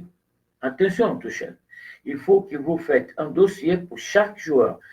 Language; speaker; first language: French; non-native, fluent; Portuguese